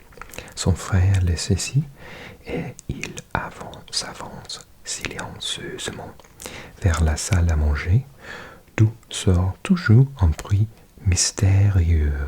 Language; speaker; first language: French; non-native, learner; English